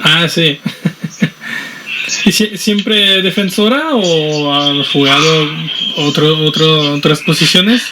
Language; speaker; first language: Spanish; non-native, fluent; French